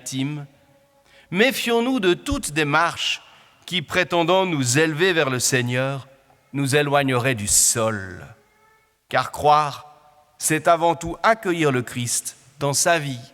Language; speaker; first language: French; native; French